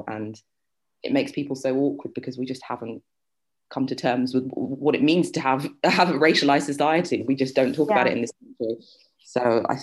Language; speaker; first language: English; native; English